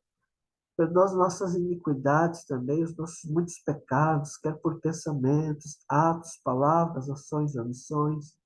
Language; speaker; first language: Portuguese; native; Portuguese